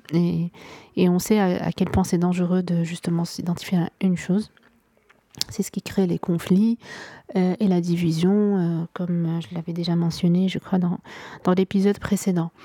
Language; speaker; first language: French; non-native, local second language; Arabic